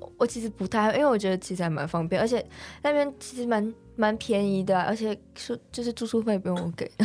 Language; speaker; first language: Chinese; native; Chinese